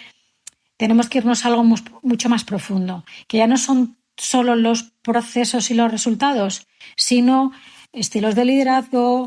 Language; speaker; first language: Spanish; native; Spanish